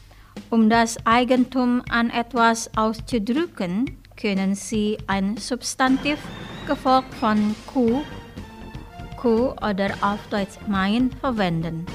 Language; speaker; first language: German; non-native, fluent; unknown